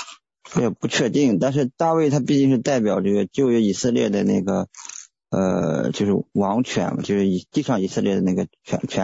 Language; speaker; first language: Chinese; native; Chinese